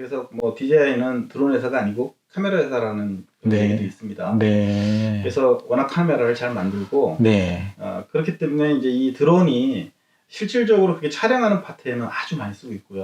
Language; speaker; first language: Korean; native; Korean